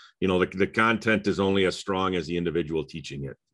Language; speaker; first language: English; native; English